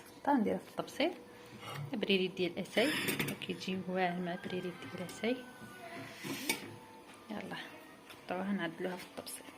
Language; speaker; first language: Arabic; native; Arabic